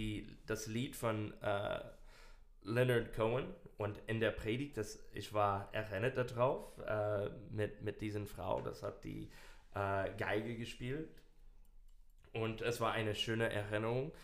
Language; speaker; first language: German; non-native, learner; English